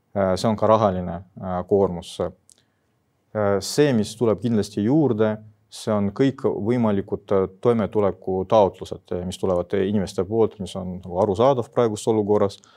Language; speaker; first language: Estonian; non-native, local second language; Russian